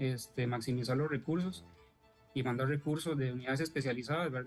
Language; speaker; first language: Spanish; native; Spanish